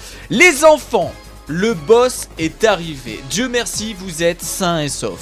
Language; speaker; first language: French; native; French